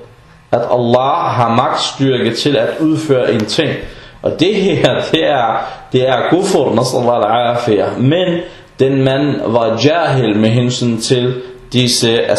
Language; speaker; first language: Danish; non-native, fluent; Arabic